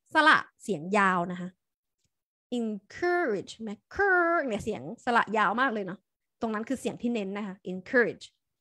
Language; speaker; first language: Thai; native; Thai